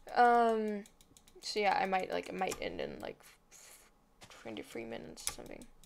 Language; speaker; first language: English; non-native, fluent; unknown